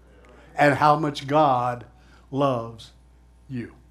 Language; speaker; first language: English; native; English